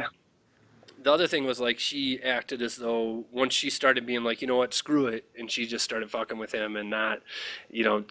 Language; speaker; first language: English; native; English